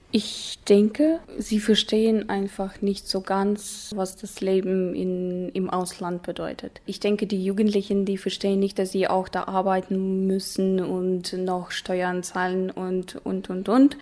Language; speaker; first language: German; non-native, fluent; Russian